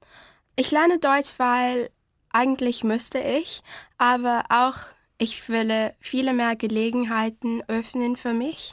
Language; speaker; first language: German; non-native, learner; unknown